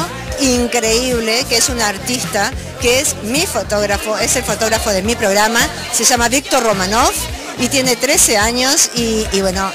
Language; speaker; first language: Spanish; native; Spanish